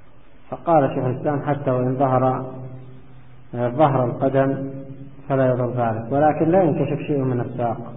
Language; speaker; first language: Arabic; native; Arabic